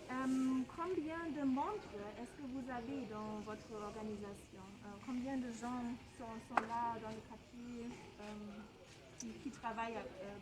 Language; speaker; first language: French; non-native, fluent; German